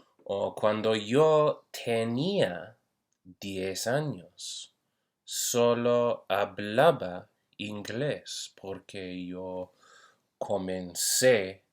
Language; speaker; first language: Spanish; non-native, fluent; English